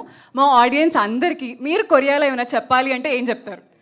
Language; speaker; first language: Telugu; native; Telugu